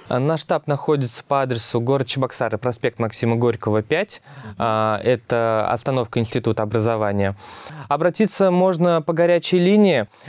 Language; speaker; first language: Russian; native; Russian